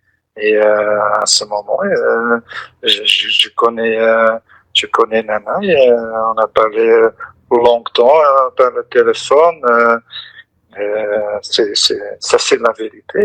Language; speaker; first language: French; non-native, local second language; Dutch